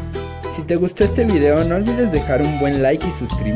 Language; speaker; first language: Spanish; native; Spanish